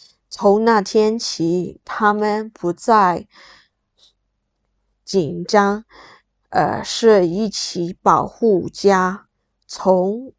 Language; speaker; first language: Chinese; non-native, fluent; Burmese